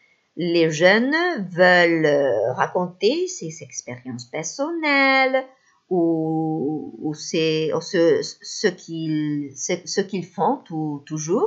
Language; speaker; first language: French; non-native, fluent; Spanish